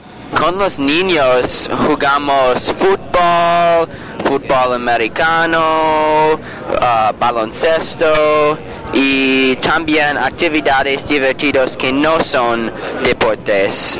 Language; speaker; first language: Spanish; non-native, learner; English